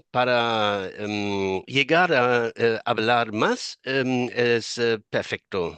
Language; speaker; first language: Spanish; non-native, fluent; German